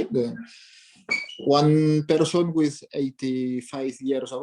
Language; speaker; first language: English; non-native, learner; Catalan